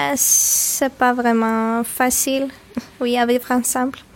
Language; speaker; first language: French; non-native, learner; Greek